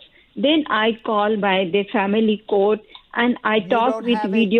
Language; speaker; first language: English; non-native, learner; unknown